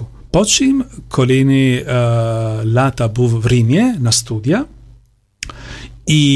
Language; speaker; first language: Polish; non-native, learner; Italian